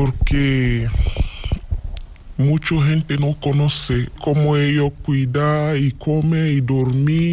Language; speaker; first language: Spanish; non-native, learner; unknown